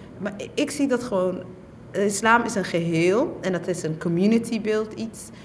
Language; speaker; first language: Dutch; early bilingual, other home language; Somali